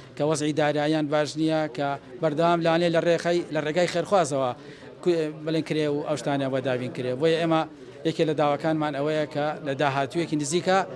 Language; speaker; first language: Central Kurdish; native; Central Kurdish